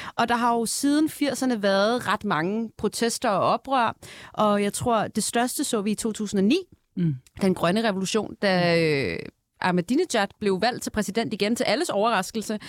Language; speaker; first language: Danish; early bilingual, other home language; Persian